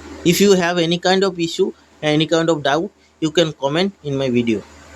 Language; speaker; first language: English; non-native, local second language; Bangla